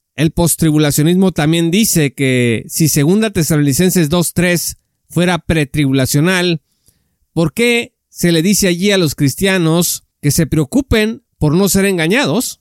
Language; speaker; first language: Spanish; native; Spanish